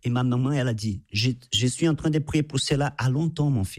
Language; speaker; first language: French; non-native, fluent; Portuguese